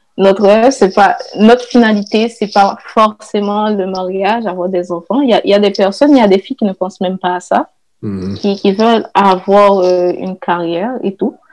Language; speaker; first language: French; non-native, local second language; Haitian Creole